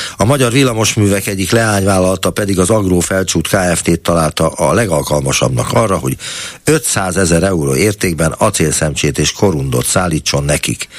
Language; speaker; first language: Hungarian; native; Hungarian